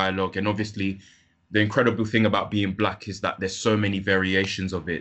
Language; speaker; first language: English; native; English